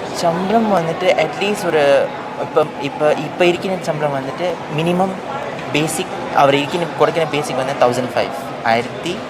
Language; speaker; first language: Malayalam; early bilingual, heritage; Malayalam